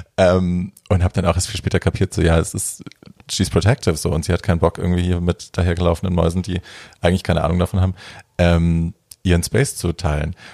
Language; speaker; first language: German; native; German